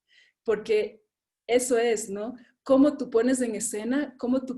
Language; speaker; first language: Spanish; native; Spanish